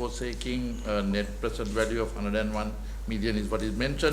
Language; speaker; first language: English; non-native, local second language; Sinhala